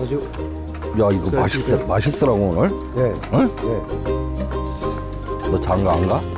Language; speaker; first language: Korean; native; Korean